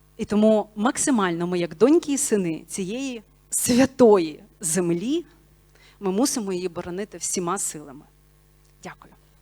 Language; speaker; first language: Ukrainian; non-native, local second language; Bulgarian